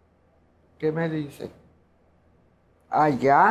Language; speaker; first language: Spanish; non-native, local second language; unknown